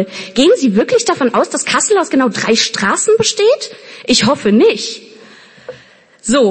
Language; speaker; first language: German; native; German